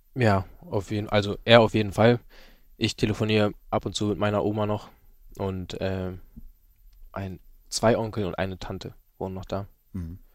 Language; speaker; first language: German; native; German